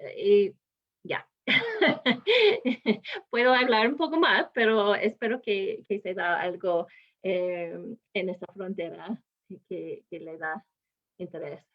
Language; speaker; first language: Spanish; non-native, fluent; English